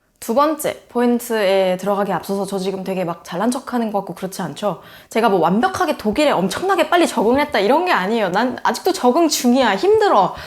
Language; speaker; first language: Korean; native; Korean